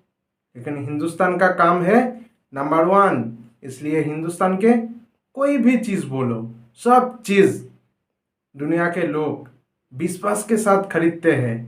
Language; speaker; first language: Hindi; non-native, local second language; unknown